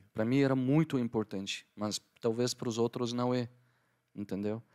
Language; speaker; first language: Portuguese; non-native, fluent; Arabic